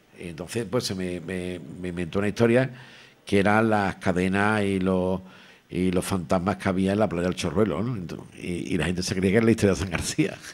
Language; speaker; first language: Spanish; native; Spanish